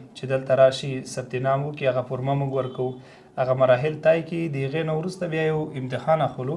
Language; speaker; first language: Pashto; native; Pashto